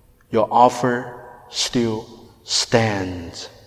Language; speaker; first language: English; non-native, fluent; Chinese